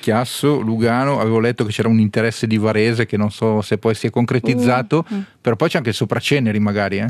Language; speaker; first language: Italian; native; Italian